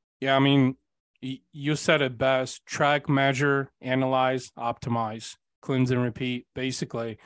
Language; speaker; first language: English; early bilingual, other home language; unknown